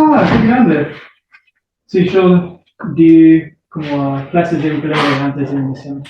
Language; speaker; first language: Spanish; non-native, fluent; English